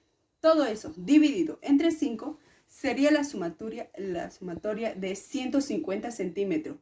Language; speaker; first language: Spanish; native; Spanish